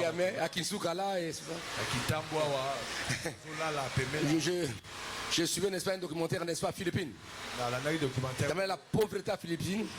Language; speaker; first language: French; non-native, local second language; Lingala